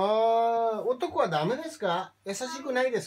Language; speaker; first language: Japanese; non-native, learner; Nepali